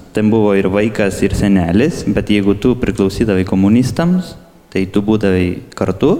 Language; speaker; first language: Lithuanian; early bilingual, heritage; Spanish